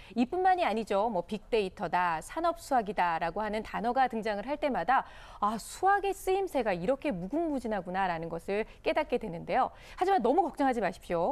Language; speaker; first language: Korean; native; Korean